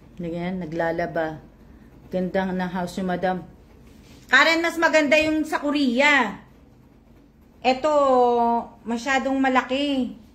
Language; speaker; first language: Filipino; native; Filipino